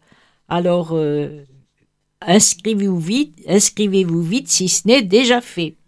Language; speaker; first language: French; native; French